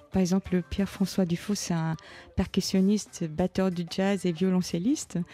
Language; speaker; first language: French; non-native, fluent; Korean